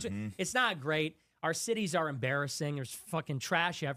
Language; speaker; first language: English; native; English